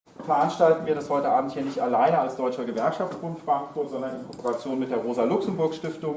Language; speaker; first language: German; native; German